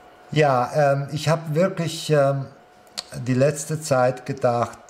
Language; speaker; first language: German; non-native, fluent; Italian